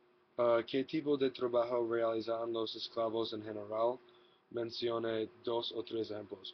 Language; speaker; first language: Spanish; non-native, learner; English